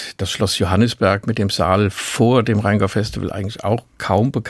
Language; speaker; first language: German; native; German